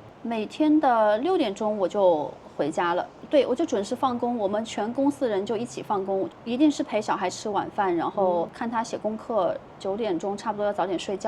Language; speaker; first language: Chinese; native; Chinese